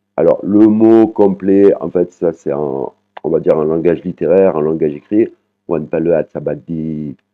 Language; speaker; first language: French; native; French